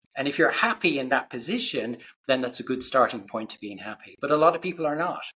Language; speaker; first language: English; native; English